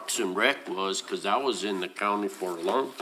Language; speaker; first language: English; native; English